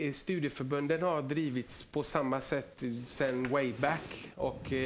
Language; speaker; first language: Swedish; early bilingual, other home language; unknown